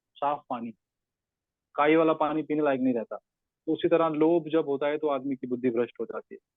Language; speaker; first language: Hindi; non-native, local second language; Punjabi